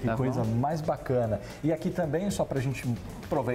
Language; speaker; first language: Portuguese; native; Portuguese